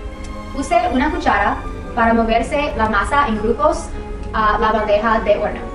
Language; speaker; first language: Spanish; non-native, learner; English